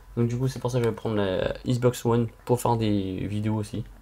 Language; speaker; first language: French; native; French